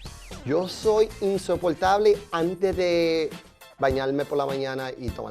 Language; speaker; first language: Spanish; early bilingual, heritage; Spanish